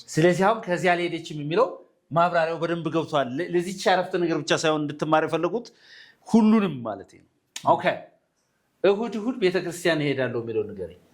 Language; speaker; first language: Amharic; native; Amharic